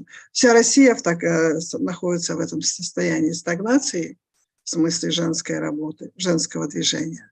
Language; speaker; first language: Russian; native; Russian